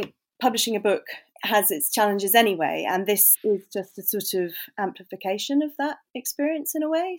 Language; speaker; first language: English; native; English